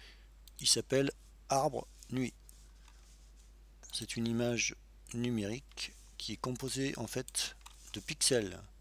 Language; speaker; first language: French; native; French